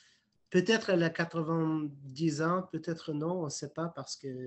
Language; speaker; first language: French; non-native, fluent; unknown